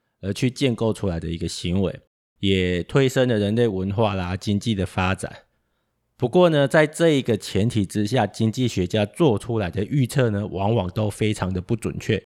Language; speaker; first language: Chinese; native; Chinese